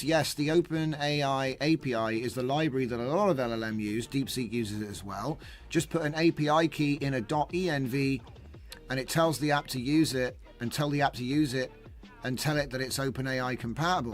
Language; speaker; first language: English; native; English